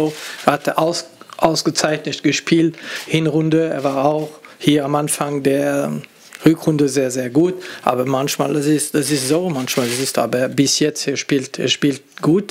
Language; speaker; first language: German; non-native, fluent; French